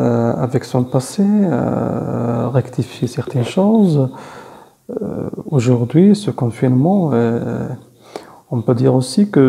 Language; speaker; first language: French; non-native, fluent; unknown